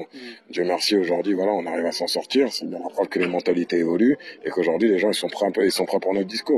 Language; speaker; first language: French; native; French